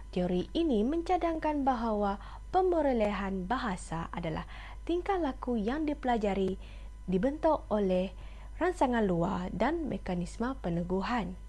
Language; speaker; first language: Malay; non-native, local second language; Iban